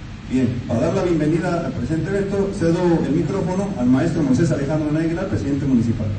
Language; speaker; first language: Spanish; native; Spanish